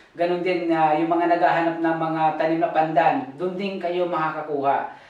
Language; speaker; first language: Filipino; non-native, local second language; Bikol